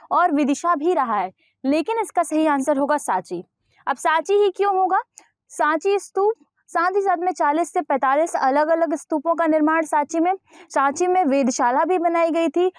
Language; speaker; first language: Hindi; native; Hindi